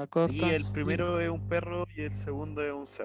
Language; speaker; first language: Spanish; native; Spanish